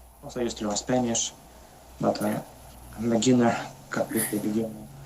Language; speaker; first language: English; non-native, learner; Russian